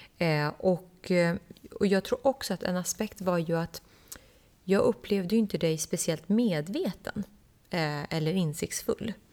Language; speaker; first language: Swedish; early bilingual, other home language; Persian